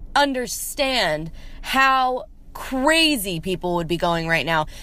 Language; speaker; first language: English; native; English